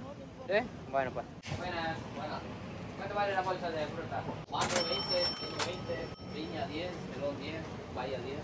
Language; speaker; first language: Spanish; non-native, fluent; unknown